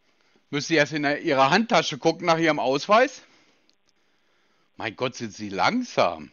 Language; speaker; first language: German; native; German